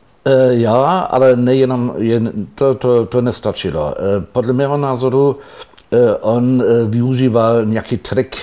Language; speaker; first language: Czech; non-native, fluent; German